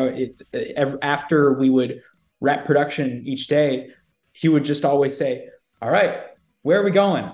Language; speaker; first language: English; native; English